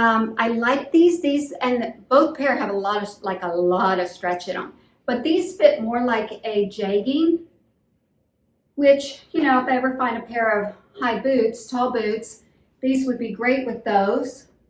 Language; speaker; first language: English; native; English